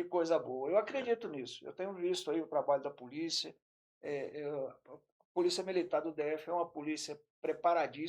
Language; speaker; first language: Portuguese; native; Portuguese